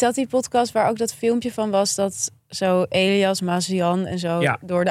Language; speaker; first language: Dutch; native; Dutch